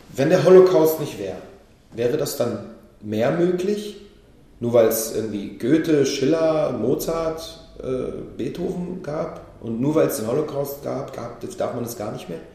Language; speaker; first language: German; early bilingual, other home language; Hebrew